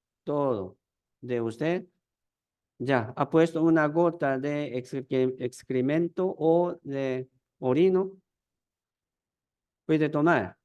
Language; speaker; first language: Spanish; non-native, fluent; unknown